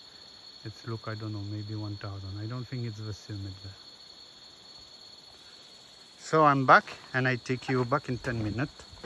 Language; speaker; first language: English; non-native, learner; French